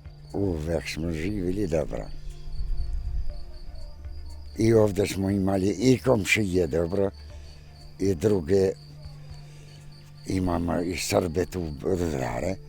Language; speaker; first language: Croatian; non-native, local second language; Albanian